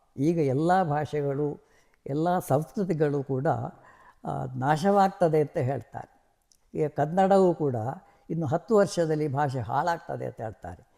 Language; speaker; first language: Kannada; non-native, local second language; Marathi